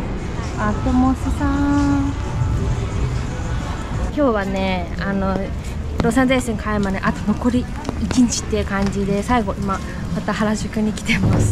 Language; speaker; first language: Japanese; native; Japanese